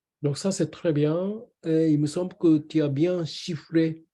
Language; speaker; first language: French; non-native, learner; Japanese